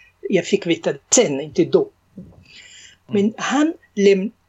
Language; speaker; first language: Swedish; non-native, fluent; Arabic